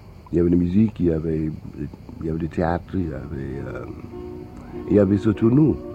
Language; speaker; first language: French; non-native, fluent; English